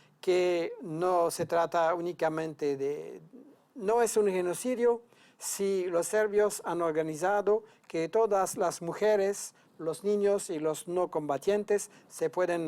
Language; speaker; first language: Spanish; non-native, fluent; French